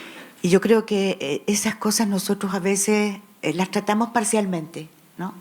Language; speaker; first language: Spanish; native; Spanish